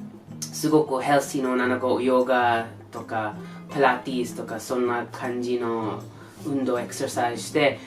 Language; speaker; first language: Japanese; non-native, learner; English